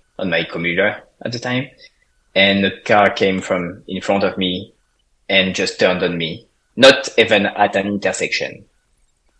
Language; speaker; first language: English; non-native, fluent; French